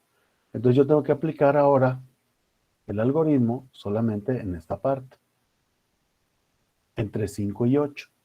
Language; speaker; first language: Spanish; native; Spanish